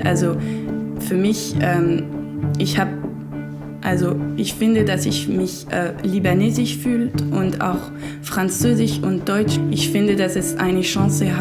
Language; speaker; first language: German; early bilingual, heritage; German